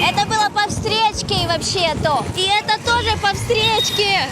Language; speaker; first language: Russian; native; Russian